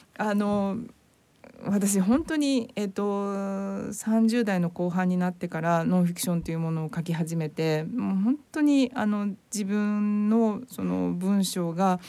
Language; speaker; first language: Japanese; native; Japanese